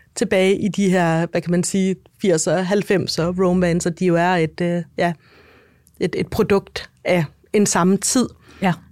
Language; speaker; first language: Danish; native; Danish